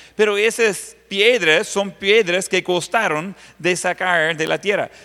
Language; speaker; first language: Spanish; non-native, fluent; English